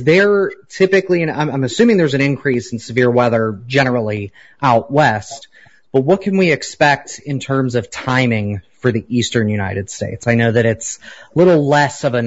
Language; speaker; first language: English; native; English